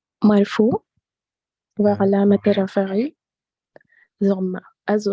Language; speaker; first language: Arabic; non-native, learner; English